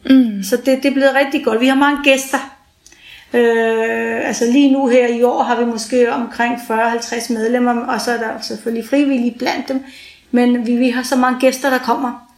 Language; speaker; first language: Danish; early bilingual, other home language; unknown